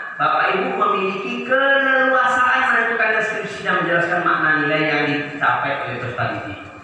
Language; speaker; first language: Indonesian; native; Indonesian